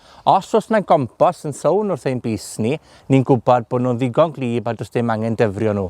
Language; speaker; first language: Welsh; native; Welsh